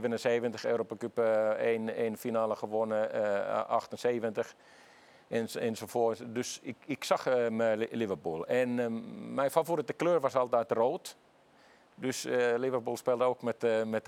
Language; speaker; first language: Dutch; non-native, fluent; Finnish